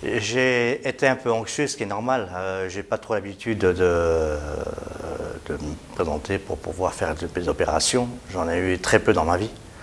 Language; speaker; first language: French; native; French